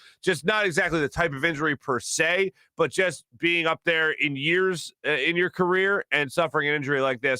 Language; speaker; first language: English; native; English